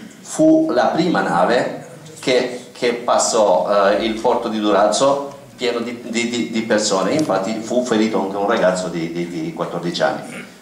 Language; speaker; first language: Italian; non-native, fluent; Albanian